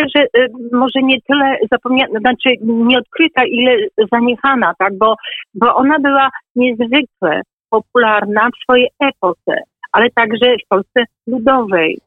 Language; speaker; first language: Polish; native; Polish